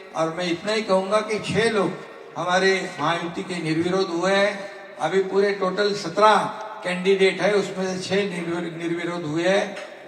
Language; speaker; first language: Hindi; non-native, local second language; Marathi